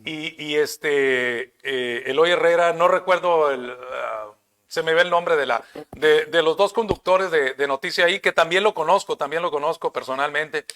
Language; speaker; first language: Spanish; native; Spanish